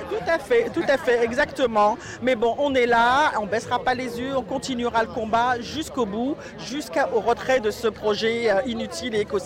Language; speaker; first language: French; native; French